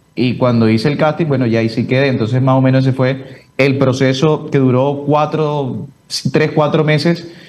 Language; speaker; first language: Spanish; native; Spanish